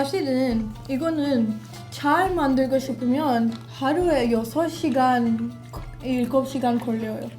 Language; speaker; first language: Korean; non-native, fluent; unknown